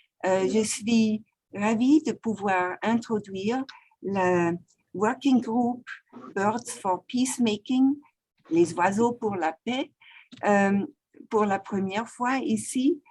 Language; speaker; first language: French; non-native, fluent; Swiss German